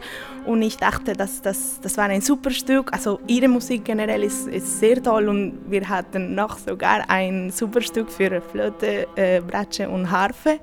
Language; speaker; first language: German; non-native, fluent; Spanish